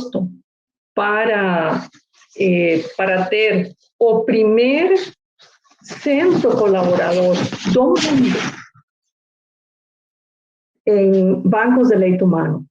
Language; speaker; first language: Portuguese; non-native, learner; Spanish